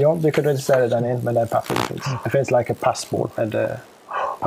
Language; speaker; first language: Swedish; non-native, fluent; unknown